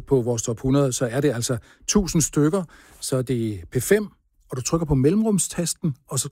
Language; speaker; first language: Danish; native; Danish